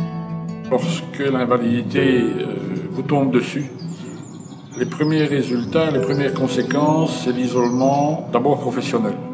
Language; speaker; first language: French; native; French